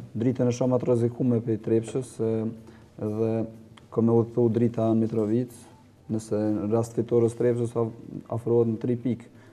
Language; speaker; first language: Albanian; native; Albanian